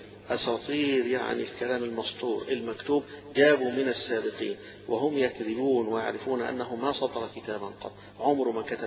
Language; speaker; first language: Arabic; native; Arabic